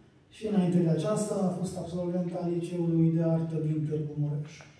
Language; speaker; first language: Romanian; non-native, local second language; Hungarian